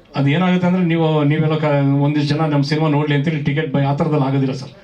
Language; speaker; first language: Kannada; native; Kannada